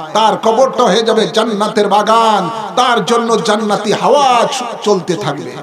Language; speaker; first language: Bangla; native; Bangla